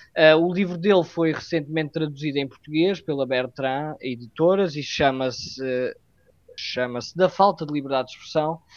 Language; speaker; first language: Portuguese; native; Portuguese